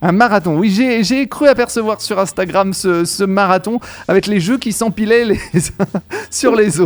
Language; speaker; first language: French; native; French